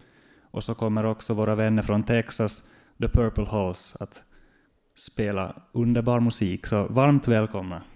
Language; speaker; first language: Swedish; native; Swedish